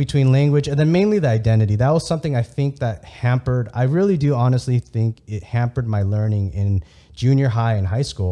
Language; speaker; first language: English; early bilingual, other home language; Vietnamese